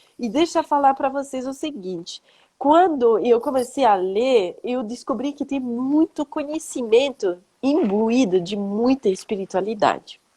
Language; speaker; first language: Portuguese; non-native, fluent; French